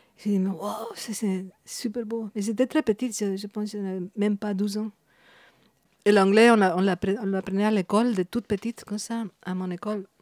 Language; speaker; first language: French; non-native, fluent; Spanish